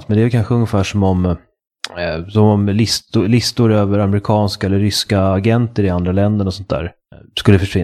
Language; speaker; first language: Swedish; native; Swedish